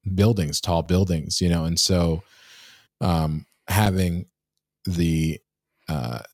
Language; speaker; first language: English; native; English